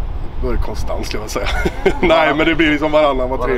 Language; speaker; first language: Swedish; native; Swedish